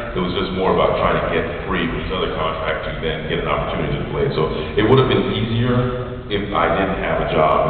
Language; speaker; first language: English; native; English